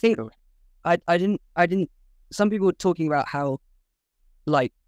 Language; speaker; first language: English; native; English